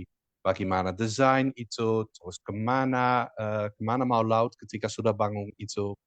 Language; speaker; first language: Indonesian; non-native, fluent; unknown